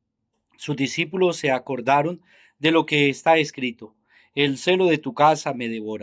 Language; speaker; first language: Spanish; native; Spanish